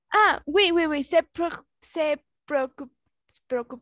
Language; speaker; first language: French; non-native, learner; Spanish